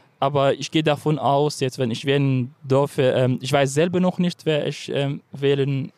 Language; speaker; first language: German; non-native, fluent; Arabic